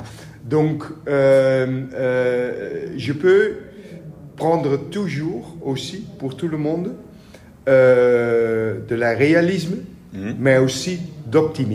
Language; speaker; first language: French; non-native, learner; Dutch